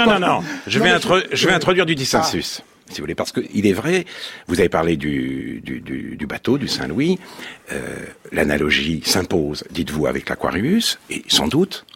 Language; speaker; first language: French; native; French